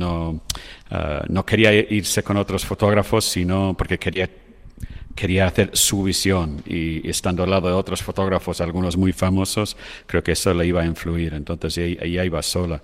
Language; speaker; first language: Spanish; non-native, fluent; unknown